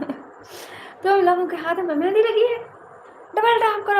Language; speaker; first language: Urdu; non-native, local second language; Punjabi